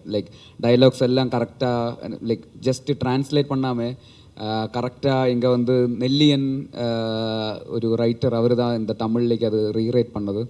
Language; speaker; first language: Tamil; non-native, learner; Malayalam